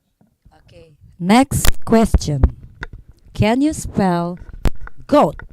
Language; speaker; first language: English; non-native, learner; Indonesian